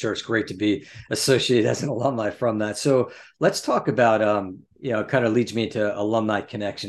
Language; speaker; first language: English; native; English